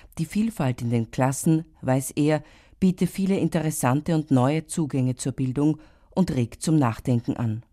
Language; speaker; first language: German; native; German